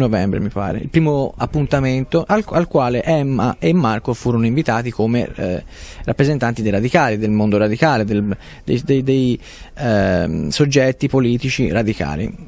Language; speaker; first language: Italian; native; Italian